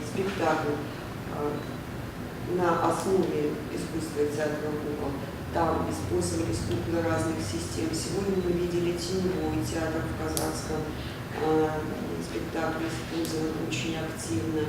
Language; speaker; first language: Russian; native; Russian